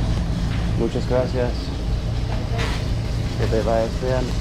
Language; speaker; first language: Spanish; non-native, learner; English